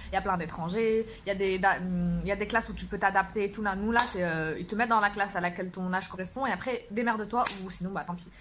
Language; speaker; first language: French; early bilingual, other home language; Arabic